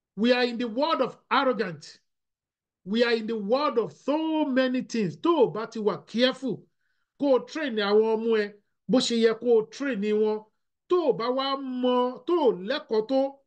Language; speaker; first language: English; non-native, local second language; Yoruba